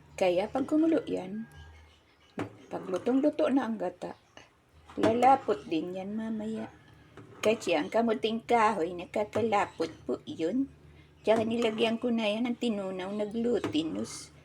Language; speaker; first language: Filipino; non-native, local second language; Bikol